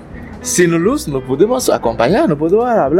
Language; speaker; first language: Spanish; non-native, learner; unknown